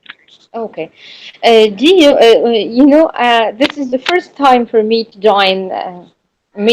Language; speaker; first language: English; non-native, learner; Arabic